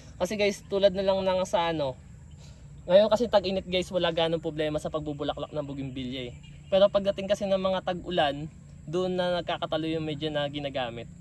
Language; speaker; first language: Filipino; native; Filipino